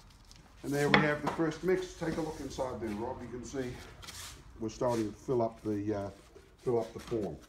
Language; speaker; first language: English; native; English